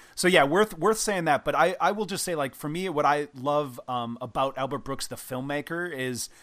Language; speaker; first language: English; native; English